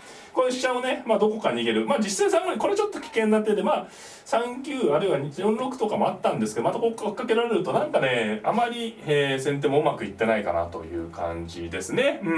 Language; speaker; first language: Japanese; native; Japanese